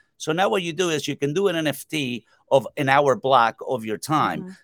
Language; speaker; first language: English; non-native, fluent; Spanish